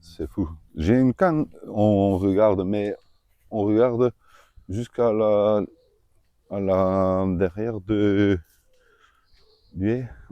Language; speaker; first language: French; non-native, local second language; Dutch